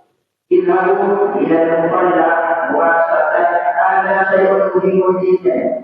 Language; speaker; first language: Arabic; non-native, learner; Malay